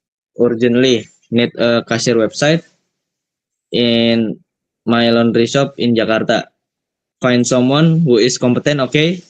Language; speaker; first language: English; non-native, learner; Indonesian